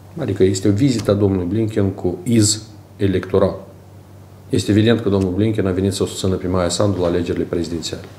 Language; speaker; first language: Romanian; native; Romanian